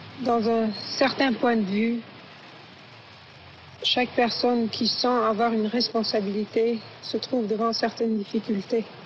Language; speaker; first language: French; non-native, fluent; Persian